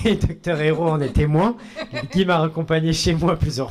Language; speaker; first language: French; native; French